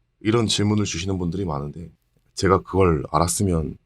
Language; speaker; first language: Korean; native; Korean